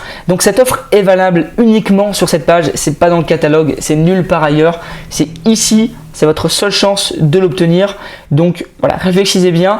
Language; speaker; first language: French; native; French